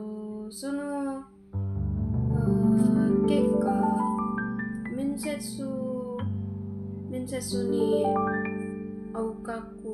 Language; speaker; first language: Japanese; non-native, learner; Indonesian